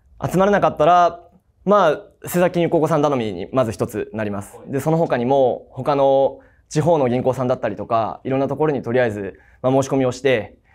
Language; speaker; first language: Japanese; native; Japanese